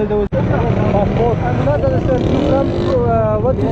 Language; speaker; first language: English; non-native, learner; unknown